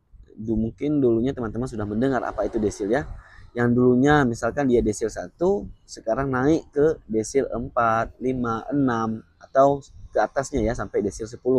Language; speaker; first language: Indonesian; native; Indonesian